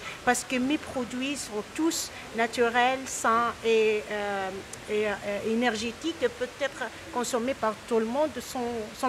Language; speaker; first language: French; non-native, local second language; Arabic